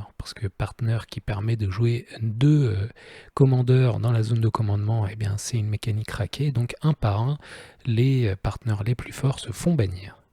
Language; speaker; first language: French; native; French